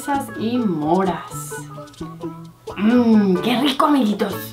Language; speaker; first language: Spanish; native; Spanish